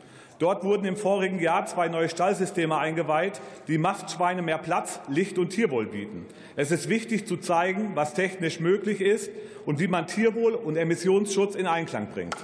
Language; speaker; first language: German; native; German